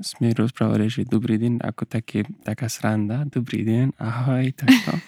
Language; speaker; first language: Slovak; non-native, learner; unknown